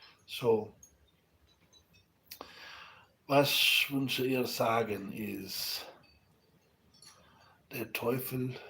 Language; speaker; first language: German; non-native, learner; Spanish